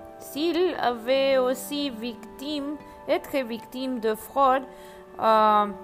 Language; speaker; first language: French; non-native, learner; Spanish